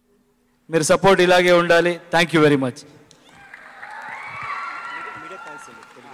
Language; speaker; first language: Telugu; non-native, learner; Kannada